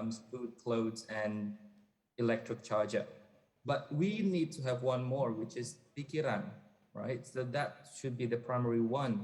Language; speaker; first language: English; non-native, fluent; Indonesian